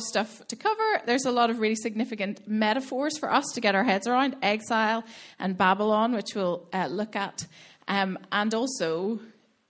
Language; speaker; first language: English; native; English